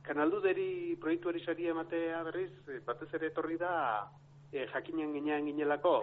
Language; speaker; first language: Basque; native; Basque